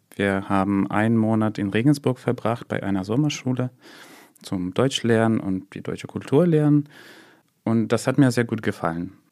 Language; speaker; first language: German; non-native, fluent; Russian